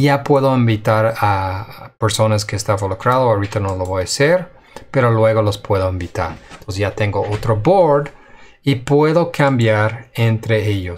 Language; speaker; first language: Spanish; non-native, fluent; English